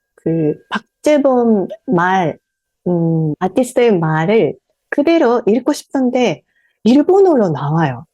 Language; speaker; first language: Korean; non-native, fluent; Japanese